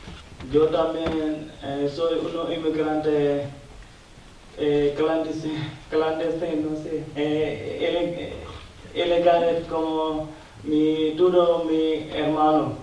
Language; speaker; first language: Spanish; non-native, learner; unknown